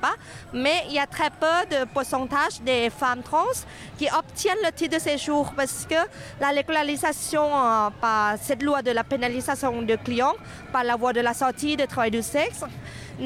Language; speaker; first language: French; non-native, fluent; Thai